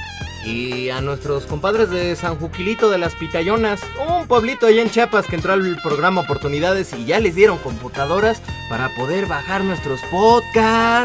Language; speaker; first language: Spanish; native; Spanish